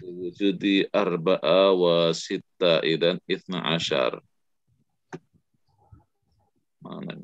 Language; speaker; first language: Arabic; non-native, fluent; Indonesian